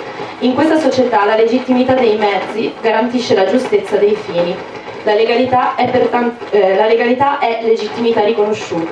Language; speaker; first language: Italian; native; Italian